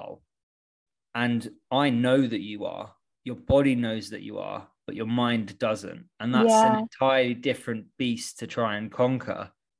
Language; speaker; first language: English; native; English